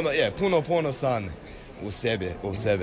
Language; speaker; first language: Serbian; early bilingual, heritage; Serbian